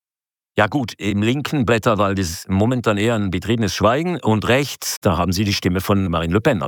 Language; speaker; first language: German; native; German